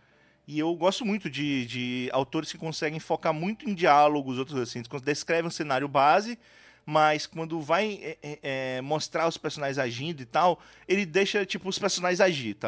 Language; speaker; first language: Portuguese; native; Portuguese